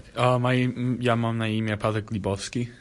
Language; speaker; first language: Polish; early bilingual, heritage; Polish